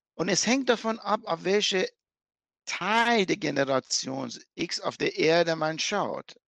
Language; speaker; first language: German; non-native, fluent; Persian